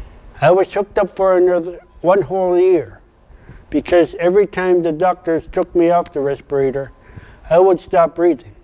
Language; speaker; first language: English; non-native, fluent; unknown